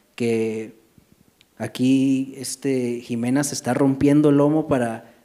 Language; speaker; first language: Spanish; early bilingual, heritage; Spanish